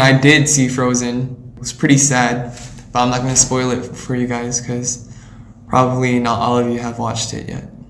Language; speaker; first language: English; early bilingual, other home language; Korean